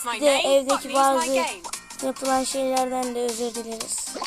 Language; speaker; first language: Turkish; native; Turkish